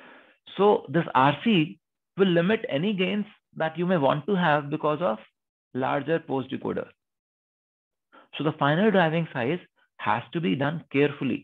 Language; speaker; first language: English; non-native, local second language; Hindi